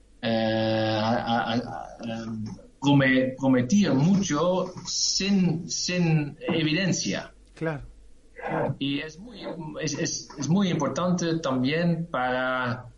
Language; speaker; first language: Spanish; non-native, learner; Dutch